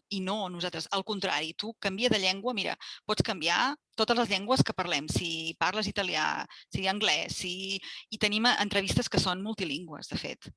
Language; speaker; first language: Catalan; native; Catalan